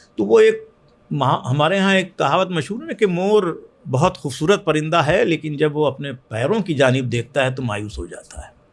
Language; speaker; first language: Urdu; native; Urdu